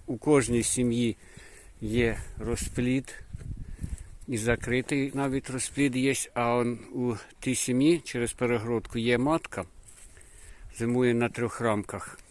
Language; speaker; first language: Ukrainian; native; Ukrainian